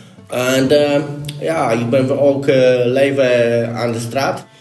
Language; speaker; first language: Dutch; non-native, learner; Polish